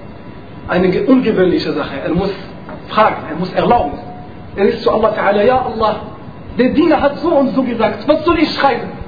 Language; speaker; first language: German; non-native, fluent; Arabic